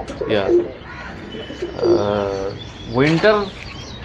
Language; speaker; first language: English; non-native, learner; Bangla